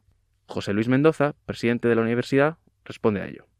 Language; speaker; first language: Spanish; native; Spanish